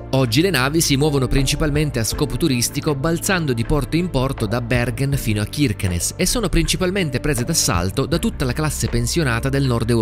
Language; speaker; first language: Italian; native; Italian